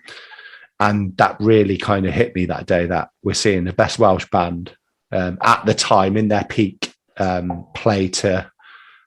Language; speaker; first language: English; native; English